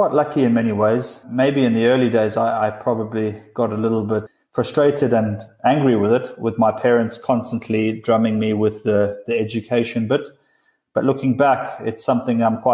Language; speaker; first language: English; native; English